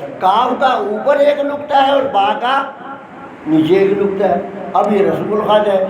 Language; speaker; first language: Urdu; non-native, local second language; Punjabi